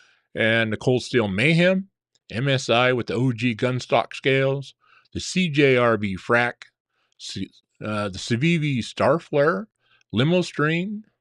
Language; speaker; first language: English; native; English